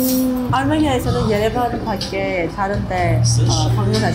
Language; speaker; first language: Korean; non-native, fluent; Armenian